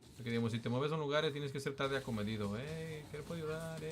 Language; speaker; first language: Spanish; early bilingual, heritage; Spanish